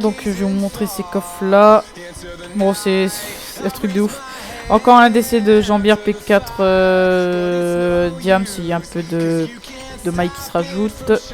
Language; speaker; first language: French; native; French